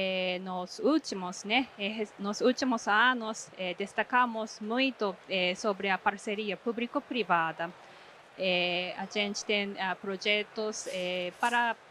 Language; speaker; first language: Portuguese; non-native, fluent; Japanese